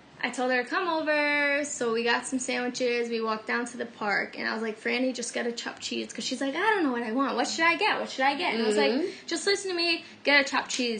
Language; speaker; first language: English; non-native, fluent; Albanian